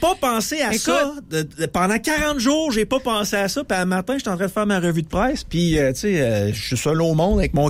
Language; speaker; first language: French; native; French